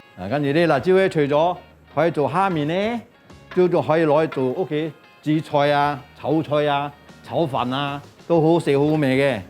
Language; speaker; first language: Cantonese; non-native, local second language; Min Nan Chinese